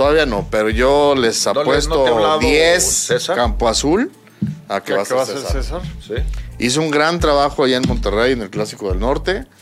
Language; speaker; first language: Spanish; native; Spanish